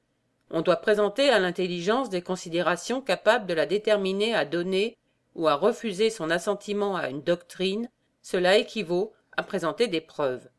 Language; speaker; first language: French; native; French